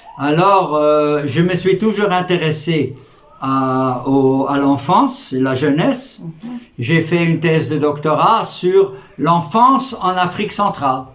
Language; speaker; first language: French; native; French